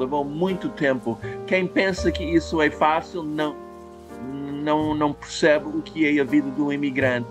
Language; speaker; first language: Portuguese; non-native, fluent; English